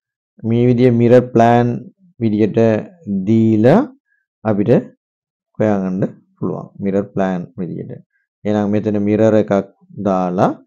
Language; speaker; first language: Sinhala; non-native, local second language; Tamil